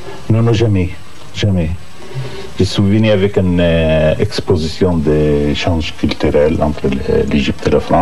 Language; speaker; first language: French; non-native, fluent; Arabic